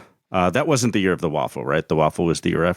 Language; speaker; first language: English; native; English